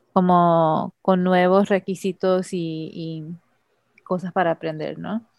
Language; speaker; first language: Spanish; early bilingual, heritage; Spanish